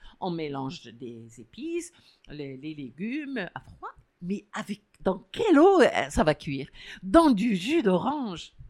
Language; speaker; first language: French; non-native, local second language; Arabic